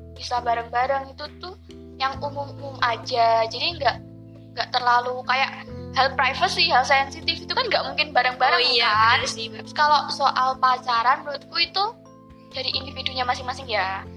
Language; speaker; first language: Indonesian; non-native, local second language; Javanese